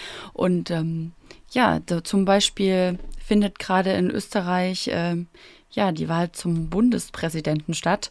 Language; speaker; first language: German; native; German